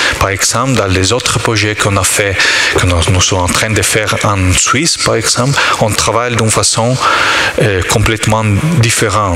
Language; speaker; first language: French; non-native, learner; Italian